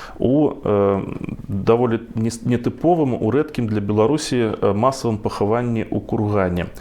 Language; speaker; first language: Belarusian; non-native, local second language; Russian